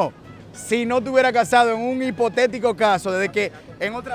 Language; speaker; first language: Spanish; native; Spanish